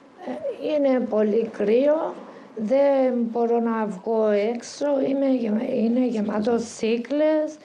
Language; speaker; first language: Greek; non-native, local second language; Turkish